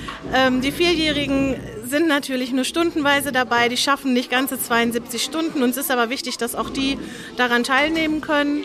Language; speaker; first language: German; native; German